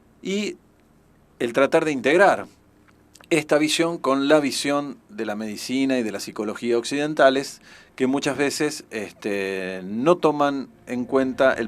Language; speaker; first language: Spanish; native; Spanish